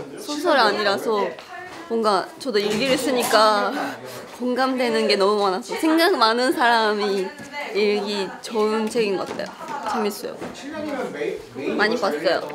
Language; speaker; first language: Korean; non-native, fluent; Japanese